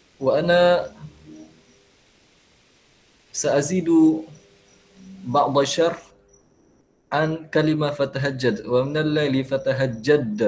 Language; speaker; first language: Arabic; non-native, fluent; Malay